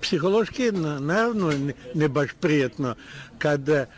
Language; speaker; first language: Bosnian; non-native, learner; Russian